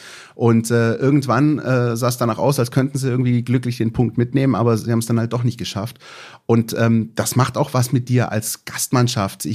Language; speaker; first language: German; native; German